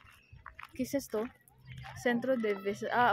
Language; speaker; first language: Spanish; non-native, learner; Filipino